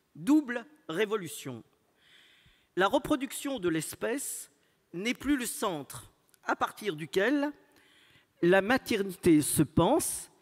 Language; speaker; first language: French; native; French